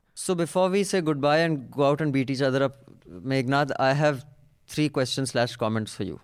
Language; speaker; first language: English; non-native, local second language; Hindi